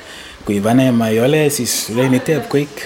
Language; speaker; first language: Estonian; non-native, learner; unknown